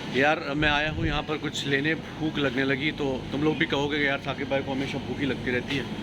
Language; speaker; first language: Hindi; native; Hindi